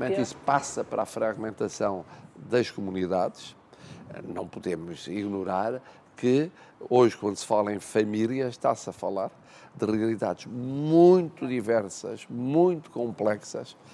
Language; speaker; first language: Portuguese; native; Portuguese